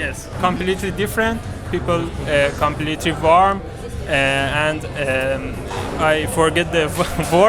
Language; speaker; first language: English; non-native, learner; Persian